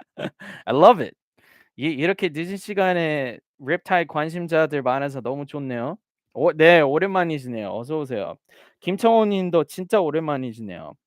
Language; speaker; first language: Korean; early bilingual, heritage; Korean